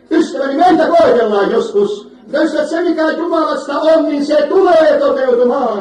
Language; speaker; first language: Finnish; native; Finnish